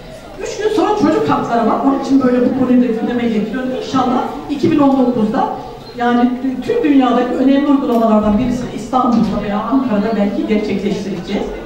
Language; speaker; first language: Turkish; native; Turkish